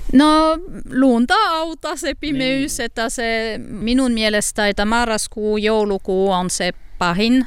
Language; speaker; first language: Finnish; non-native, learner; French